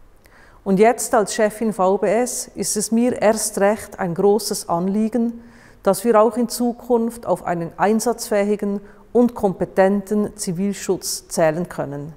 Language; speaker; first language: German; native; German